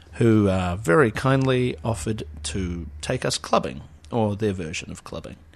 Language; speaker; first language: English; native; English